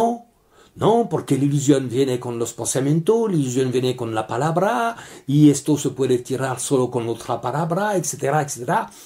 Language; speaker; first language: Spanish; non-native, learner; French